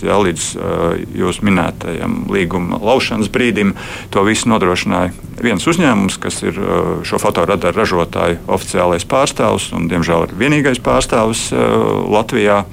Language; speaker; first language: Latvian; native; Latvian